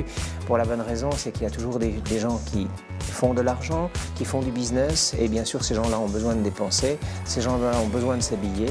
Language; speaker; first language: French; native; French